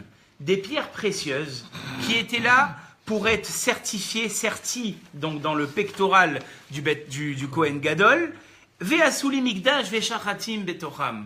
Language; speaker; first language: French; native; French